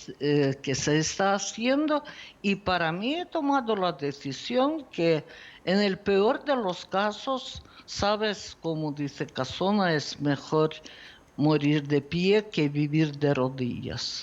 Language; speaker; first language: Spanish; non-native, fluent; Ukrainian